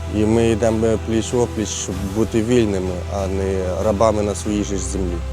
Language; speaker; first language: Ukrainian; native; Ukrainian